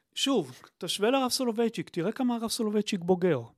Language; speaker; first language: Hebrew; native; Hebrew